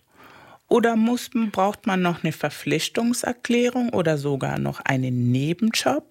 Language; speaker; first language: German; non-native, fluent; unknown